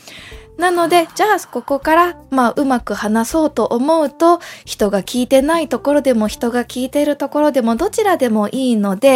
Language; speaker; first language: Japanese; native; Japanese